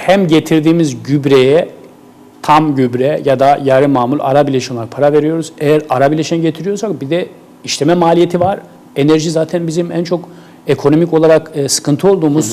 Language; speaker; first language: Turkish; native; Turkish